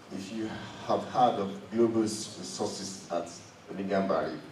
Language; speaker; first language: English; non-native, local second language; Yoruba